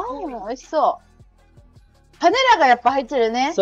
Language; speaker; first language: Spanish; non-native, learner; Japanese